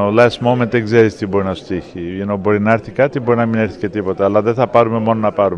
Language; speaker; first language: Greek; early bilingual, heritage; English